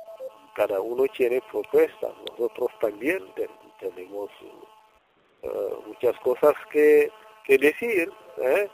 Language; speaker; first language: Spanish; non-native, fluent; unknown